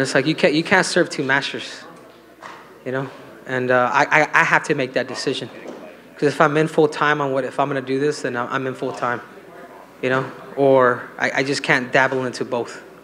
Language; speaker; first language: English; early bilingual, other home language; Spanish